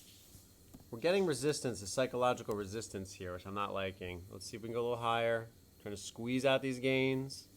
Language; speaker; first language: English; native; English